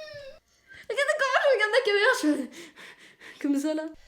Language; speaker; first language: French; native; French